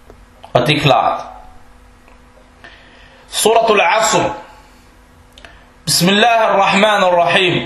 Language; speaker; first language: Danish; early bilingual, other home language; Arabic